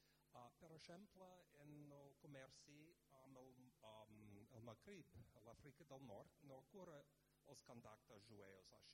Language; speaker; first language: Catalan; non-native, fluent; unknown